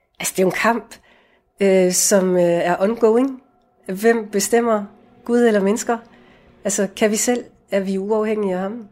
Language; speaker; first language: Danish; native; Danish